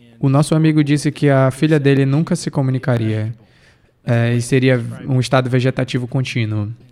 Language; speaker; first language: Portuguese; non-native, fluent; English